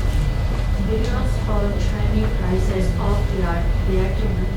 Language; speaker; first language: English; non-native, learner; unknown